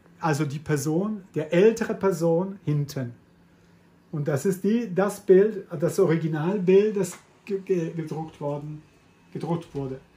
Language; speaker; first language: German; non-native, fluent; Italian